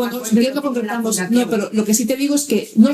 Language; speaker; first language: Spanish; native; Spanish